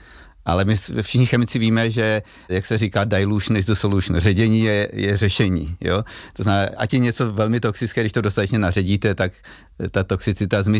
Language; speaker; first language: Czech; native; Czech